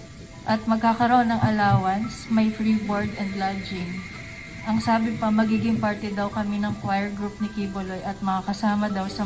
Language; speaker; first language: Filipino; native; Filipino